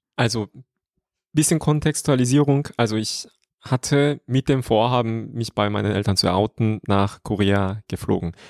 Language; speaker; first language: German; non-native, fluent; Korean